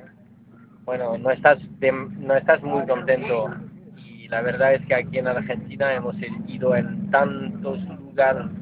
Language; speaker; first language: Spanish; non-native, fluent; French